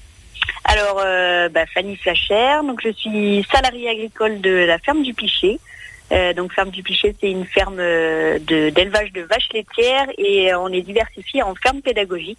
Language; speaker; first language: French; native; French